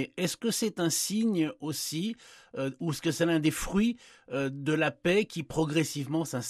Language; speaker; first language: French; native; French